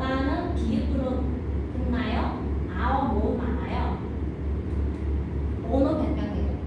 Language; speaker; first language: Korean; non-native, fluent; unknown